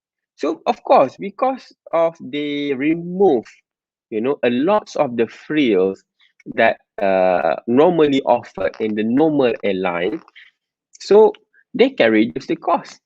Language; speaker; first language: English; non-native, local second language; Malay